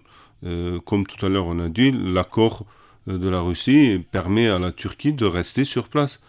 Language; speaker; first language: French; non-native, fluent; Kurdish